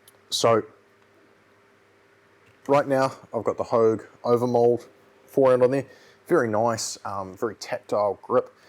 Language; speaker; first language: English; native; English